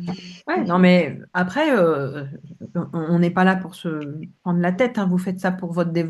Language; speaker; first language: French; native; French